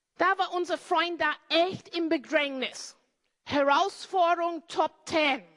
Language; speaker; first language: German; non-native, fluent; English